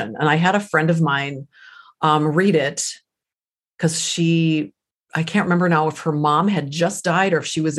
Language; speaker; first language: English; early bilingual, other home language; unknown